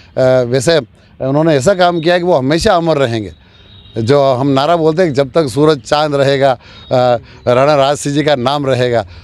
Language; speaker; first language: Hindi; native; Hindi